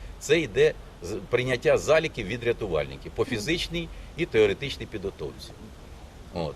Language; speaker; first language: Ukrainian; non-native, local second language; Russian